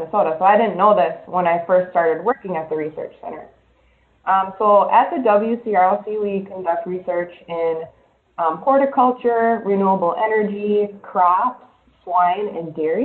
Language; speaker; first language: English; native; English